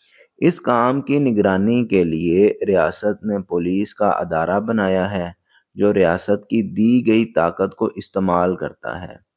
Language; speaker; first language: Urdu; native; Urdu